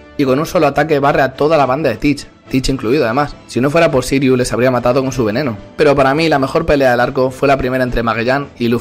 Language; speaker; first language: Spanish; native; Spanish